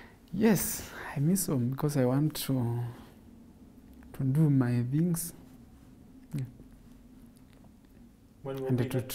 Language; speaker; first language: English; non-native, local second language; Kamba